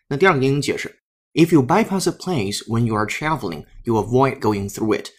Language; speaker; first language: English; non-native, fluent; Chinese